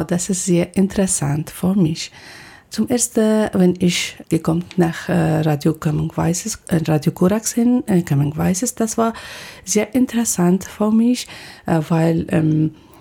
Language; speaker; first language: German; non-native, learner; Persian